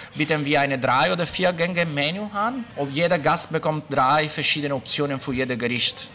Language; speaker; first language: German; non-native, learner; Italian